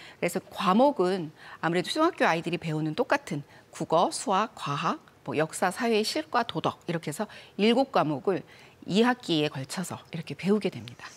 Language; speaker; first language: Korean; native; Korean